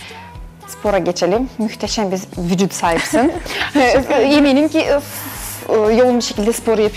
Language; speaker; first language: Turkish; non-native, fluent; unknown